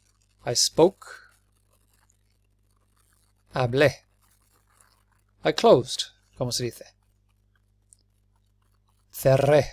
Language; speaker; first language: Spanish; non-native, fluent; English